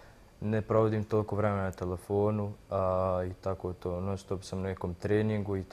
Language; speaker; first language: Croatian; early bilingual, heritage; Croatian